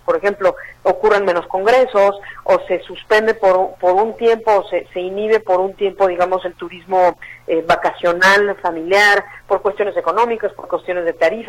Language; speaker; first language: Spanish; native; Spanish